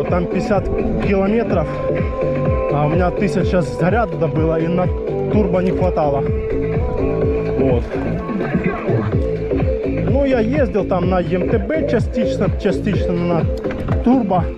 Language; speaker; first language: Russian; native; Russian